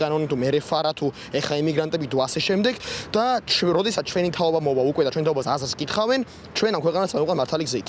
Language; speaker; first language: Georgian; native; Georgian